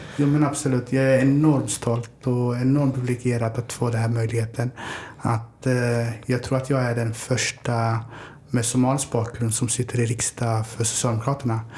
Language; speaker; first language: Swedish; early bilingual, other home language; Somali